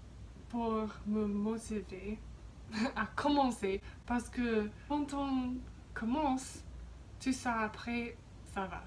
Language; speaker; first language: French; non-native, fluent; English